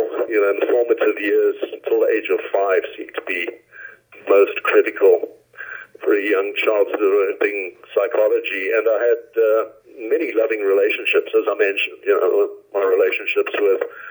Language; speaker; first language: English; native; English